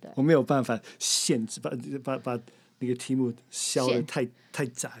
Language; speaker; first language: Chinese; non-native, fluent; English